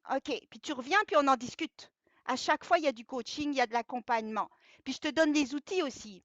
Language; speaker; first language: French; native; French